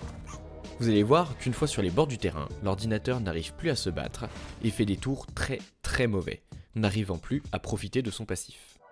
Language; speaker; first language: French; native; French